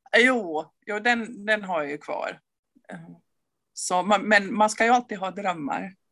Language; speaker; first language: Swedish; native; Swedish